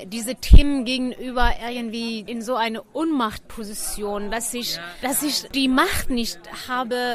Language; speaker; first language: German; non-native, fluent; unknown